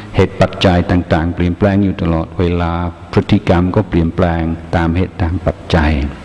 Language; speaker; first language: Thai; non-native, fluent; English